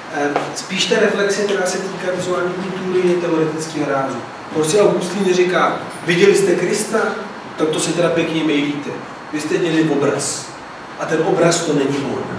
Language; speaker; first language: Czech; non-native, fluent; Italian